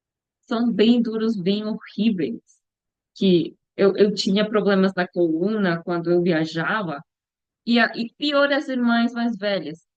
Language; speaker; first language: Portuguese; non-native, learner; Spanish